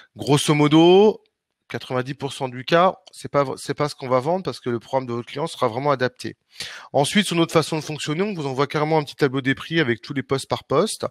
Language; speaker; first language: French; native; French